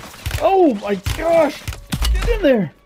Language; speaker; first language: English; native; English